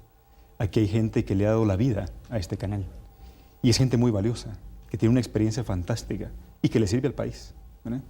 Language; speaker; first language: Spanish; native; Spanish